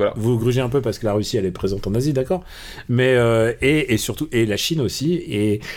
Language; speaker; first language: French; native; French